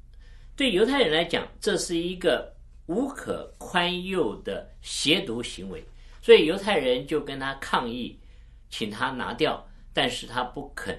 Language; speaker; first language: Chinese; native; Chinese